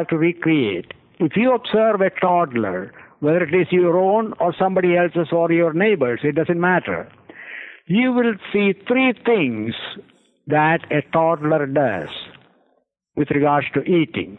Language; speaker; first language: English; non-native, local second language; Malayalam